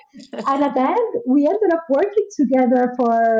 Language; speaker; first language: English; non-native, fluent; Spanish